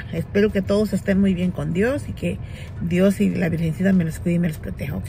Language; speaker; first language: Spanish; native; Spanish